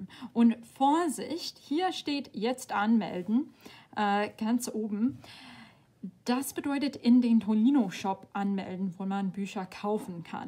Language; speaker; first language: German; non-native, fluent; English